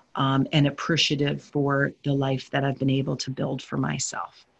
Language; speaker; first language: English; native; English